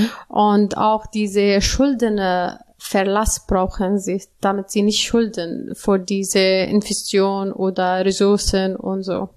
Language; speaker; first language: German; non-native, learner; Arabic